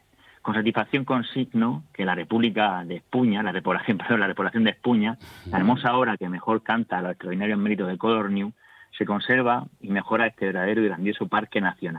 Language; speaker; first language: Spanish; native; Spanish